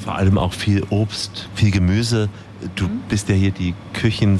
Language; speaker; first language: German; native; German